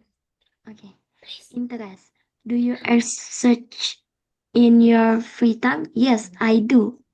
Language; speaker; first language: English; non-native, learner; Indonesian